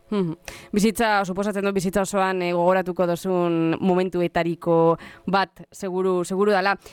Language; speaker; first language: Basque; native; Basque